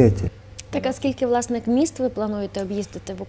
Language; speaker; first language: Ukrainian; native; Ukrainian